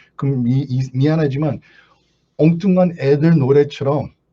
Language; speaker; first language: Korean; early bilingual, heritage; Korean